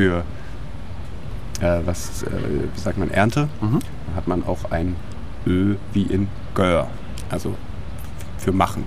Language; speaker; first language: German; native; German